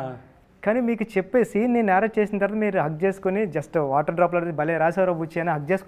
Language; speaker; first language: Telugu; native; Telugu